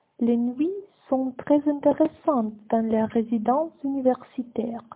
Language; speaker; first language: French; non-native, learner; Ukrainian